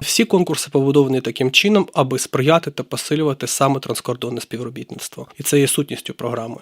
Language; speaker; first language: Ukrainian; native; Ukrainian